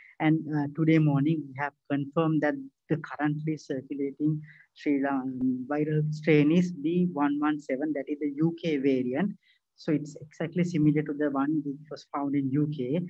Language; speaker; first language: English; non-native, local second language; Sinhala